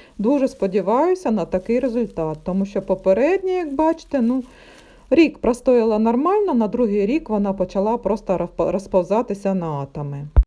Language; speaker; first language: Ukrainian; non-native, local second language; Russian